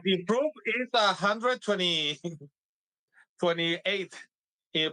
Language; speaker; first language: English; non-native, learner; Spanish